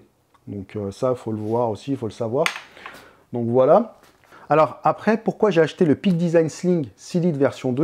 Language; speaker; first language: French; native; French